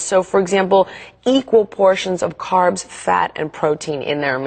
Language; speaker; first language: English; native; English